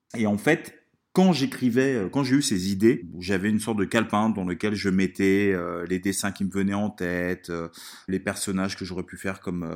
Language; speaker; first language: French; early bilingual, other home language; Italian